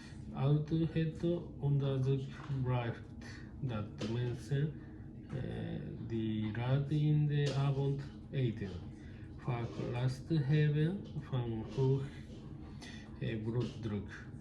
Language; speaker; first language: Dutch; non-native, learner; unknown